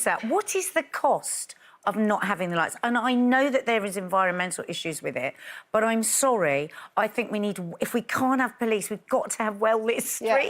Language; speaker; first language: English; native; English